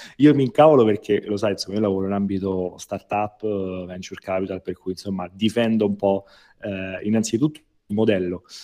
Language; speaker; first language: Italian; native; Italian